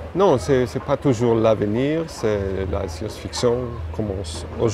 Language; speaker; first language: French; non-native, fluent; German